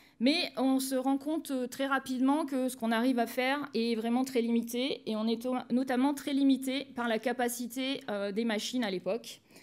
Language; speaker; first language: French; native; French